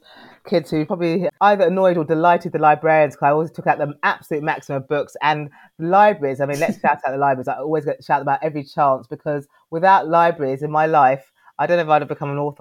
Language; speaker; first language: English; native; English